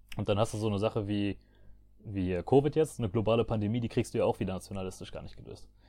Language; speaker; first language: German; native; German